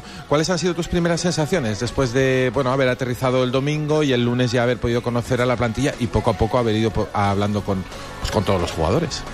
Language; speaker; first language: Spanish; native; Spanish